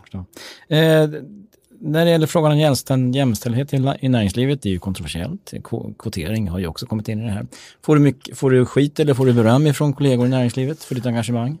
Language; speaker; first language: Swedish; native; Swedish